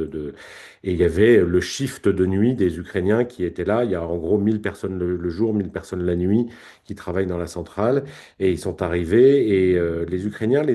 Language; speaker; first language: French; native; French